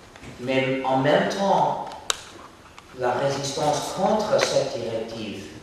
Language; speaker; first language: French; non-native, fluent; English